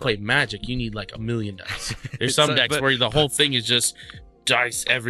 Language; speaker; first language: English; native; English